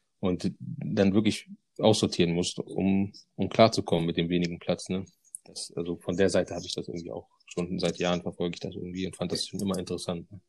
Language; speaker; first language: German; early bilingual, other home language; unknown